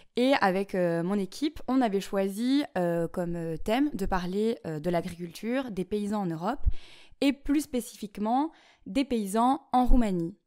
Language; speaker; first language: French; native; French